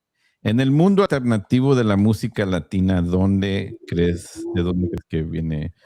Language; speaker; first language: Spanish; early bilingual, heritage; Spanish